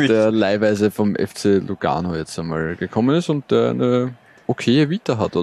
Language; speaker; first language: German; native; German